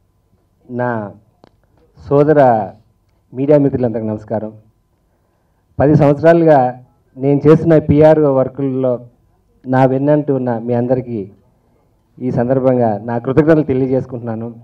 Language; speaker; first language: Telugu; native; Telugu